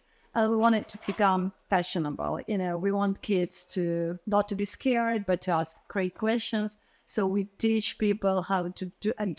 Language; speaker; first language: English; non-native, fluent; Ukrainian